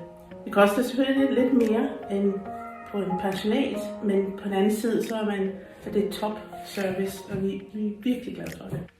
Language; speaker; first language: Danish; non-native, fluent; English